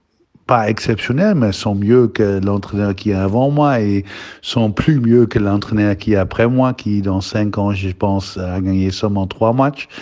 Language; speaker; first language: French; non-native, fluent; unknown